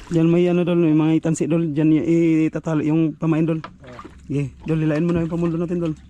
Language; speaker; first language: Filipino; non-native, local second language; Cebuano